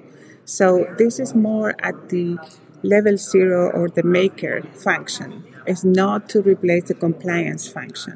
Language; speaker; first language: English; non-native, fluent; Spanish